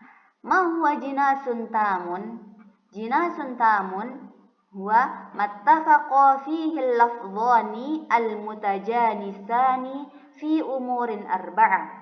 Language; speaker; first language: Arabic; non-native, fluent; Indonesian